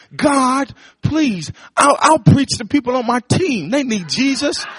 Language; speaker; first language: English; native; English